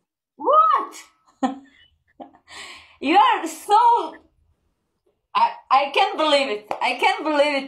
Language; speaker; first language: English; non-native, learner; Croatian